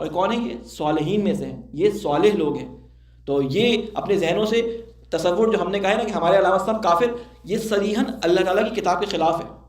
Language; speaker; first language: Urdu; native; Urdu